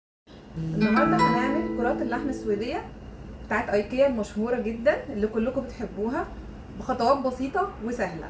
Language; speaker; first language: Arabic; native; Arabic